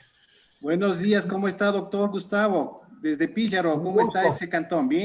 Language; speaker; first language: Spanish; native; Spanish